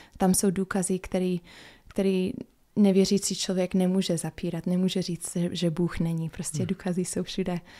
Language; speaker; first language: Czech; non-native, fluent; English